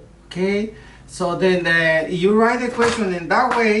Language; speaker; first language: English; non-native, learner; Spanish